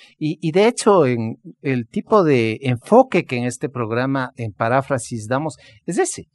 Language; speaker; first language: Spanish; native; Spanish